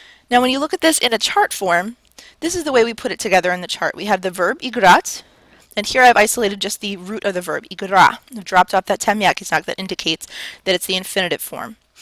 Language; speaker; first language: English; native; English